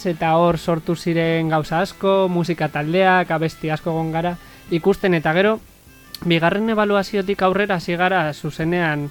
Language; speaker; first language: Basque; native; Basque